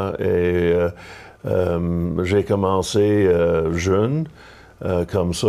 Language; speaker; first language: French; non-native, local second language; English